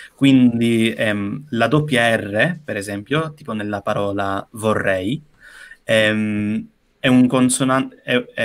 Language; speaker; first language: Italian; non-native, fluent; English